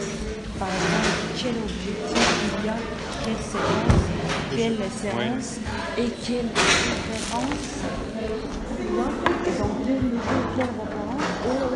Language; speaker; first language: French; non-native, learner; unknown